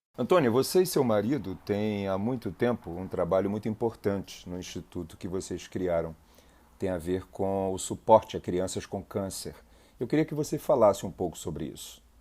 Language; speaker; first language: Portuguese; native; Portuguese